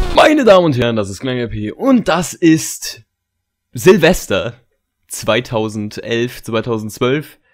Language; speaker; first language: German; native; German